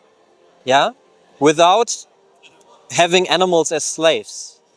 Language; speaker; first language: English; non-native, fluent; German